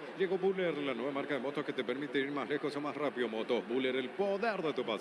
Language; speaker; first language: Spanish; native; Spanish